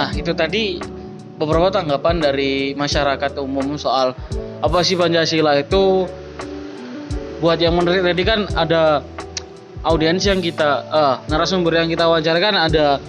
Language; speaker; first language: Indonesian; native; Indonesian